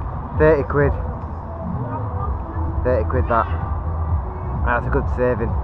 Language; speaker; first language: English; native; English